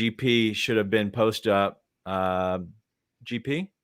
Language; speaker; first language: English; native; English